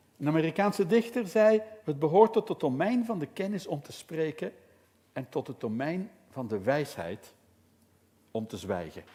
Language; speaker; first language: Dutch; native; Dutch